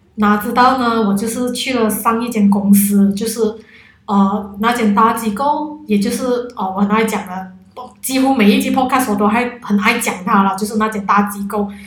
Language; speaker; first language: Chinese; non-native, local second language; Cantonese